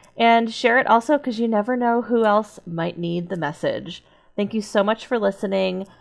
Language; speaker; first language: English; native; English